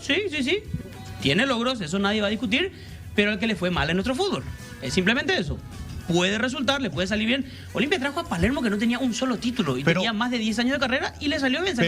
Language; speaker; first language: Spanish; native; Spanish